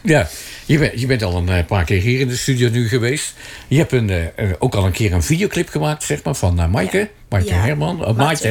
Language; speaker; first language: Dutch; native; Dutch